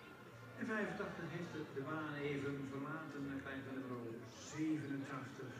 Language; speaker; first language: Dutch; native; Dutch